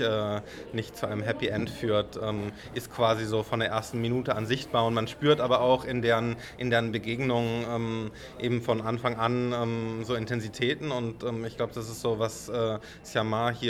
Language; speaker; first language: German; native; German